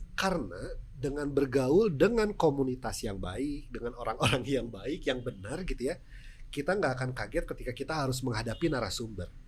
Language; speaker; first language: Indonesian; non-native, local second language; Sundanese